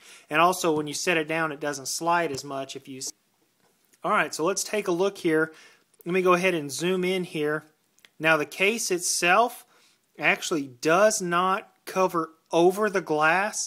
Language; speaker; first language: English; native; English